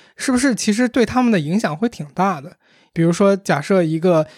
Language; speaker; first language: Chinese; native; Chinese